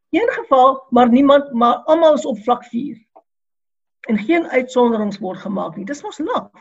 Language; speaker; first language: Afrikaans; non-native, local second language; English